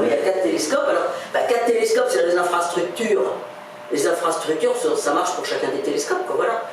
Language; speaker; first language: French; native; French